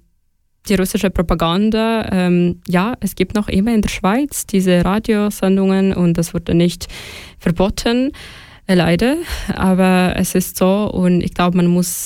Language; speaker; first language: German; non-native, fluent; Ukrainian